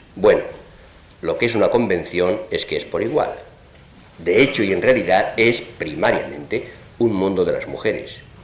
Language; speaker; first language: Spanish; native; Spanish